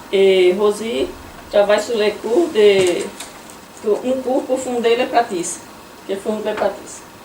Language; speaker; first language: French; non-native, learner; Portuguese